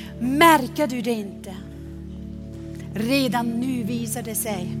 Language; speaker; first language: Swedish; non-native, fluent; German